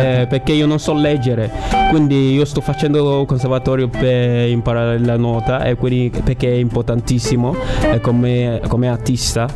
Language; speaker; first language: Italian; non-native, learner; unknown